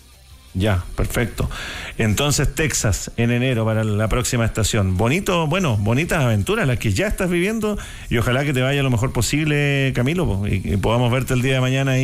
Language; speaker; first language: Spanish; native; Spanish